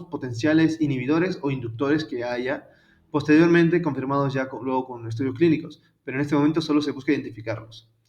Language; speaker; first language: Spanish; native; Spanish